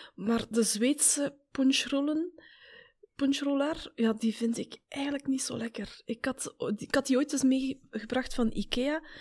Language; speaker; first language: Dutch; native; Dutch